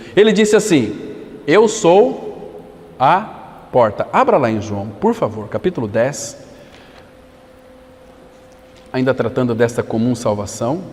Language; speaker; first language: Portuguese; native; Portuguese